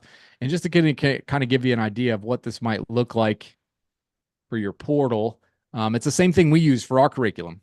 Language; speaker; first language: English; native; English